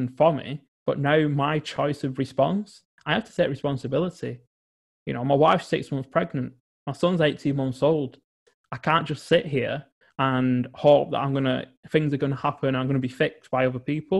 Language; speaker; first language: English; native; English